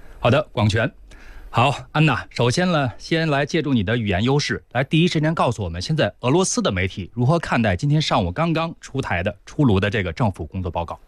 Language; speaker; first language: Chinese; native; Chinese